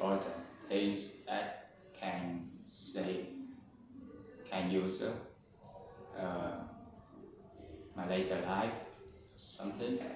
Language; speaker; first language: English; non-native, learner; Vietnamese